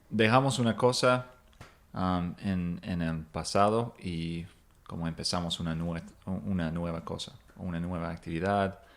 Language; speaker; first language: Spanish; non-native, fluent; English